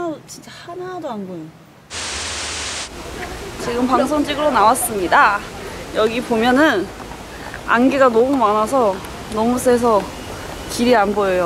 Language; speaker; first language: Korean; non-native, fluent; Chinese